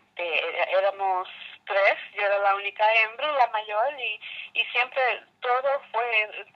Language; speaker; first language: Spanish; early bilingual, heritage; Spanish